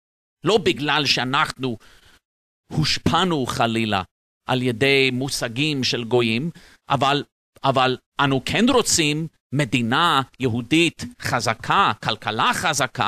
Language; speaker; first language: Hebrew; non-native, fluent; English